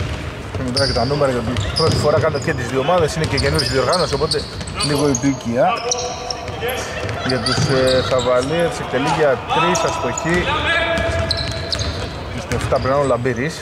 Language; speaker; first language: Greek; native; Greek